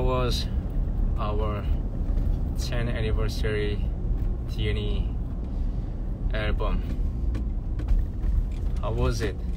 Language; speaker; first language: English; non-native, learner; Korean